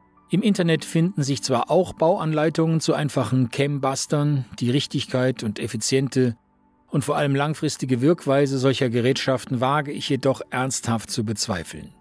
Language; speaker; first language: German; native; German